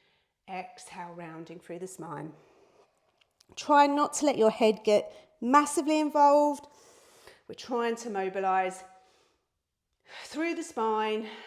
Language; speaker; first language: English; native; English